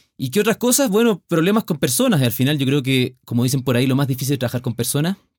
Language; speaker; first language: Spanish; native; Spanish